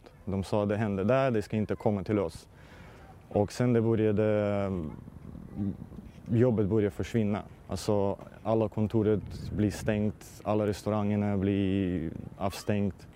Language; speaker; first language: Swedish; non-native, learner; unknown